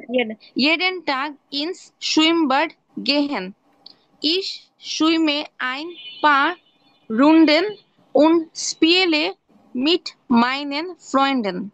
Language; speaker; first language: German; non-native, learner; Bangla